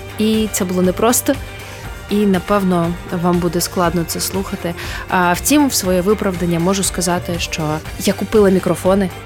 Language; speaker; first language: Ukrainian; non-native, local second language; Russian